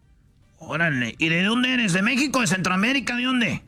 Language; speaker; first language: Spanish; native; Spanish